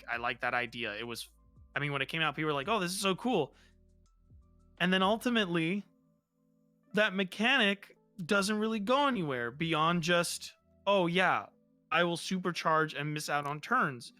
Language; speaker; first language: English; native; English